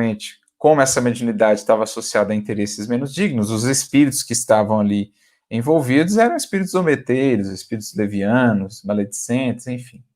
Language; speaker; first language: Portuguese; native; Portuguese